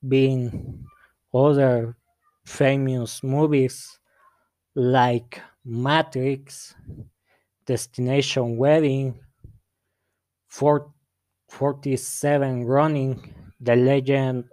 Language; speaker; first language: English; non-native, learner; Spanish